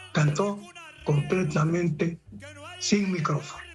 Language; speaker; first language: Spanish; native; Spanish